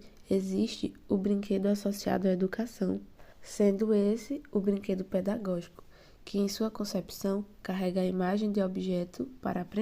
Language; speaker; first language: Portuguese; native; Portuguese